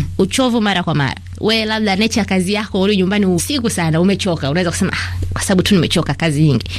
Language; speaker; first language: Swahili; native; Swahili